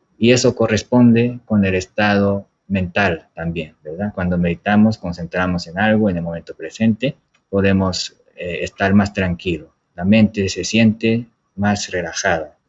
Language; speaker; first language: Spanish; non-native, fluent; Japanese